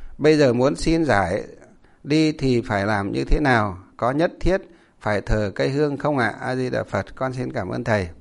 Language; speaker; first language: Vietnamese; non-native, local second language; Muong